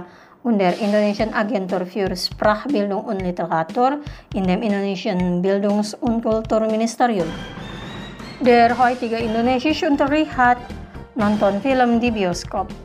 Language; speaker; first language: German; non-native, fluent; Indonesian